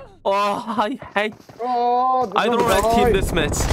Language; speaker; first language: English; non-native, learner; Korean